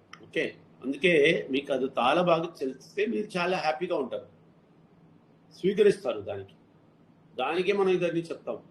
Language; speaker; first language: Telugu; non-native, learner; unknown